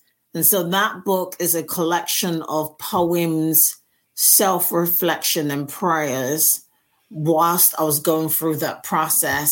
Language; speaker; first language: English; native; English